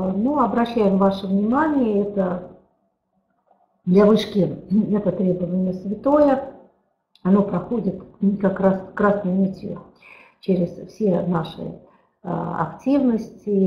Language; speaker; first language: Russian; native; Russian